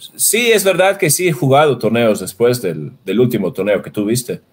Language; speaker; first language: Spanish; non-native, fluent; Swedish